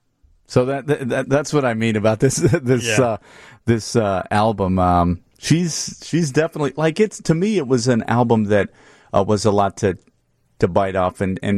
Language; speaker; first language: English; native; English